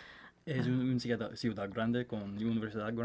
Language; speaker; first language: Spanish; non-native, learner; English